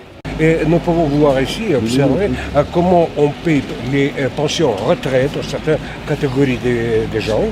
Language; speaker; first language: French; non-native, fluent; Russian